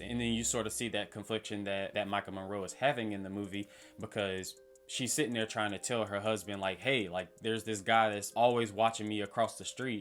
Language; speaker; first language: English; native; English